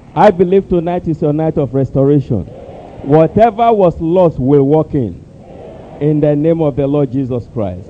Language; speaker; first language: English; non-native, local second language; Yoruba